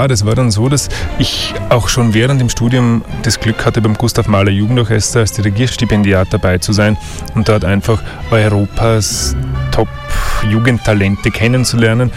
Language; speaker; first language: German; native; German